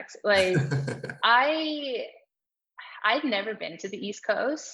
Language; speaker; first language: English; native; English